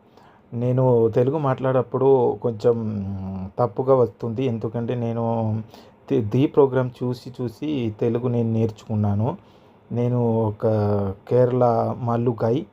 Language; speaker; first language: Telugu; non-native, learner; Malayalam